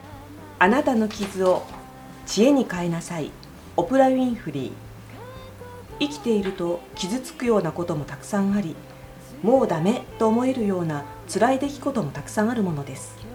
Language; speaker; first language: Japanese; native; Japanese